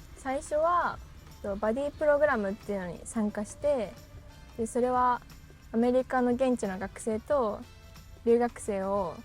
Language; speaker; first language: Japanese; native; Japanese